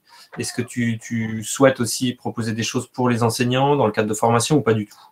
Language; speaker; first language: French; native; French